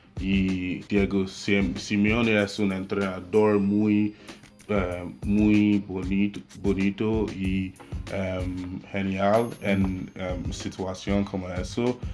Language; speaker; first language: Spanish; non-native, learner; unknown